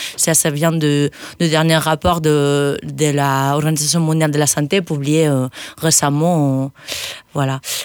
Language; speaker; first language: French; non-native, fluent; Spanish